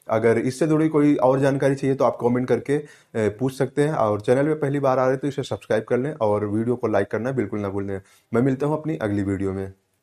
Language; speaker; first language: Hindi; native; Hindi